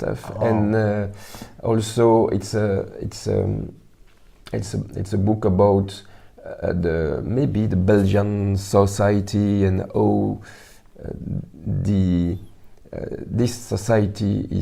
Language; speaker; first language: English; non-native, learner; French